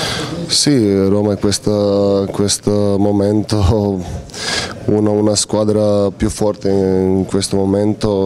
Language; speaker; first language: Italian; non-native, fluent; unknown